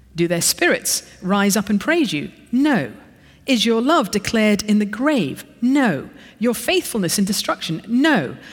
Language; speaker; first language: English; native; English